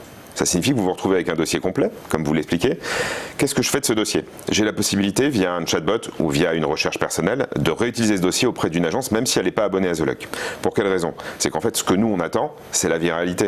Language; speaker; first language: French; native; French